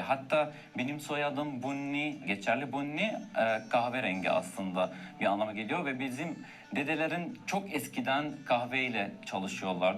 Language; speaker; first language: Turkish; non-native, fluent; Arabic